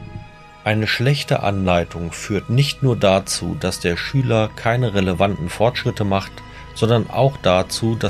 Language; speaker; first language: German; native; German